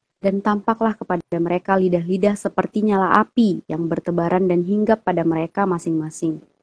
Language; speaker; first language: Indonesian; native; Indonesian